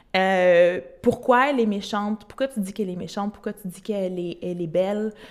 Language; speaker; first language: French; native; French